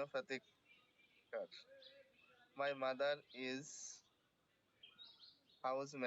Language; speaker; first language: English; non-native, learner; Bangla